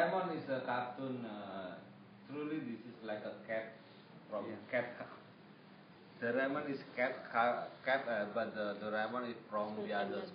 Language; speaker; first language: English; non-native, learner; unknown